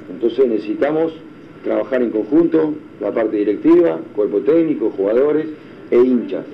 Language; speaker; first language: Spanish; native; Spanish